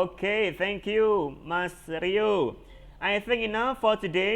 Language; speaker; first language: English; non-native, fluent; Indonesian